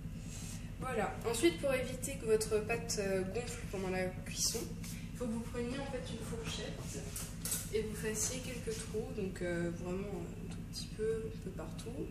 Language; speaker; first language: French; native; French